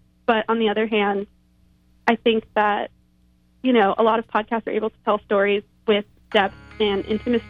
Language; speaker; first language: English; native; English